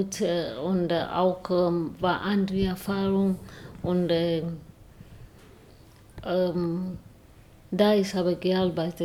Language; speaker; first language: German; non-native, learner; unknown